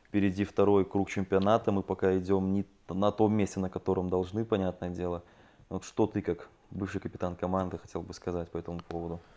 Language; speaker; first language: Russian; native; Russian